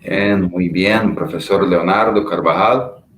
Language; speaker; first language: Spanish; non-native, fluent; Portuguese